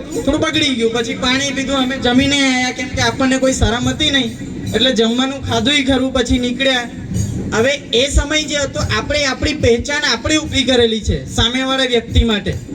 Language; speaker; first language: Gujarati; non-native, local second language; Gamit